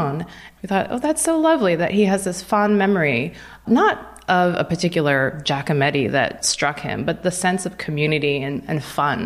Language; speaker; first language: English; native; English